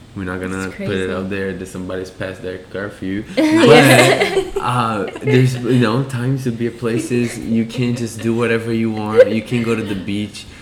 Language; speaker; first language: English; non-native, fluent; Portuguese